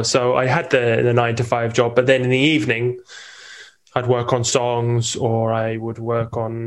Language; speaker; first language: English; native; English